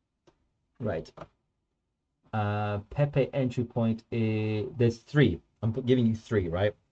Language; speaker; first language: English; native; English